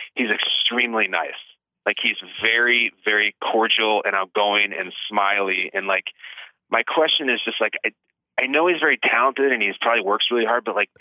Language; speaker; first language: English; native; English